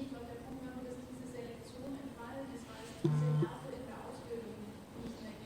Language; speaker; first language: German; native; German